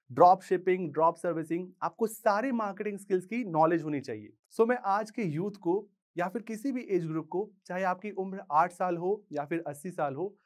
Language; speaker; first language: Hindi; native; Hindi